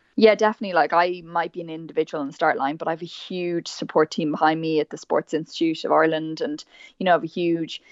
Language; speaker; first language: English; native; English